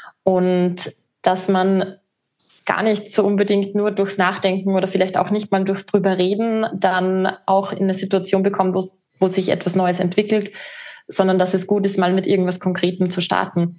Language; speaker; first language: German; native; German